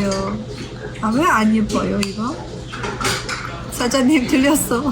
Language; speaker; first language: Korean; non-native, learner; Persian